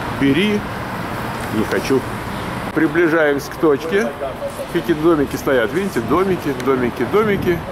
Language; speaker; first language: Russian; native; Russian